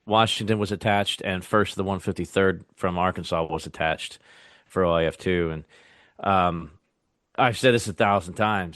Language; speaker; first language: English; native; English